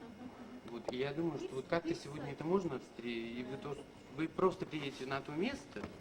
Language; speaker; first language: Russian; native; Russian